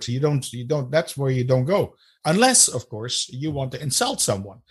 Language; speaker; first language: English; non-native, fluent; Dutch